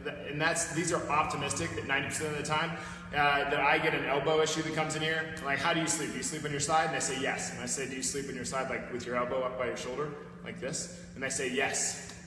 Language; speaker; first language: English; native; English